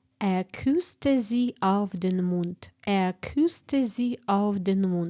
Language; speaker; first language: German; non-native, fluent; Ukrainian